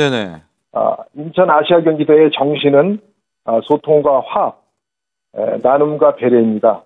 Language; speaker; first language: Korean; native; Korean